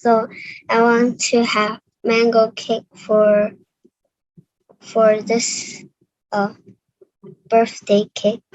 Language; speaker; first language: English; non-native, learner; Cantonese